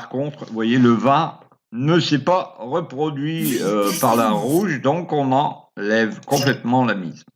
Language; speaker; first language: French; native; French